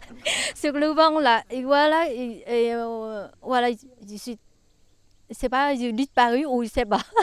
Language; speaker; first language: French; non-native, learner; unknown